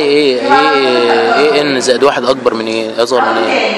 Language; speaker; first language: Arabic; native; Arabic